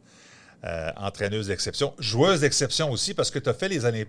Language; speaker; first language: French; native; French